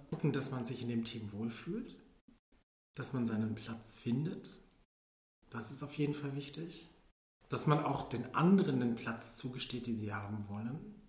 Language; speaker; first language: German; early bilingual, other home language; Filipino